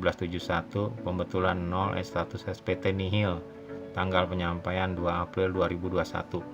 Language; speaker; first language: Indonesian; native; Indonesian